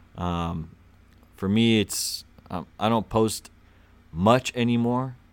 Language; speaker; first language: English; native; English